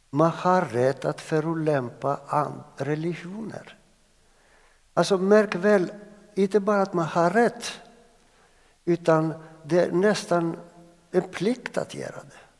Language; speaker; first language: Swedish; non-native, fluent; Greek